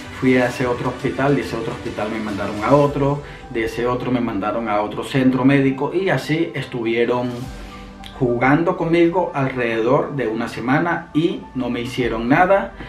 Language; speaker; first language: Spanish; native; Spanish